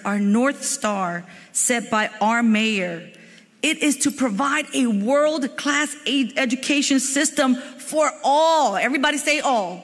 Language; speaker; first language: English; native; English